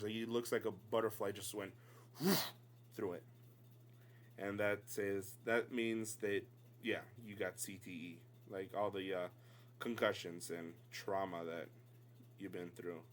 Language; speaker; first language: English; native; English